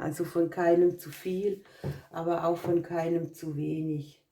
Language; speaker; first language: German; native; German